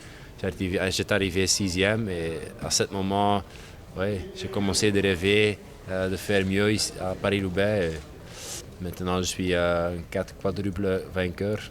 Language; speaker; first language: French; non-native, learner; Dutch